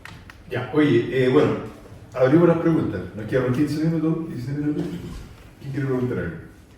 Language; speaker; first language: Spanish; native; Spanish